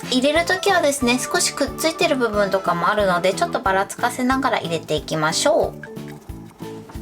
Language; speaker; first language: Japanese; native; Japanese